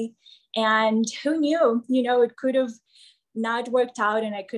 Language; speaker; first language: English; non-native, fluent; Ukrainian